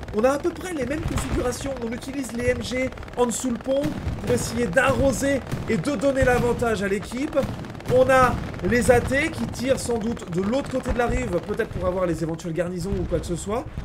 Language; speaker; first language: French; native; French